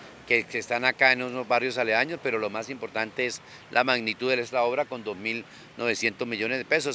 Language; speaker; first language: Spanish; native; Spanish